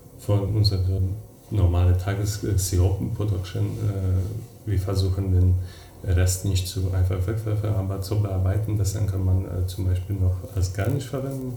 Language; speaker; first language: German; non-native, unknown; Polish